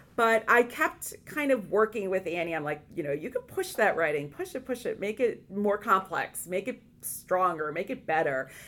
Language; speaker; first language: English; native; English